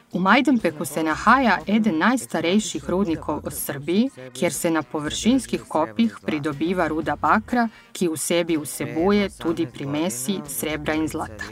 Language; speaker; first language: Slovenian; early bilingual, heritage; Serbian